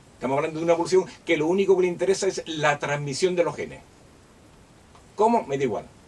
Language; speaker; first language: Spanish; native; Spanish